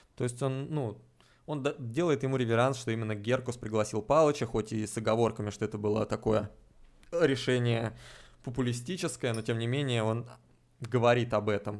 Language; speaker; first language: Russian; native; Russian